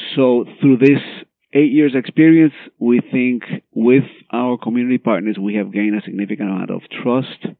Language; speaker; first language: English; non-native, fluent; Spanish